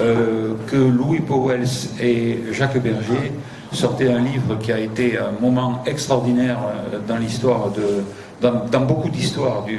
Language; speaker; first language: French; native; French